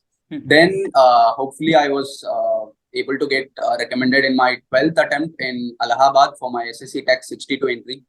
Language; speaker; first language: English; non-native, local second language; Hindi